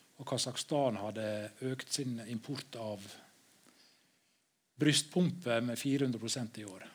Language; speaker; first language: Norwegian; native; Norwegian